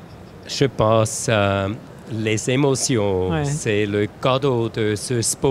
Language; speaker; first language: French; non-native, local second language; German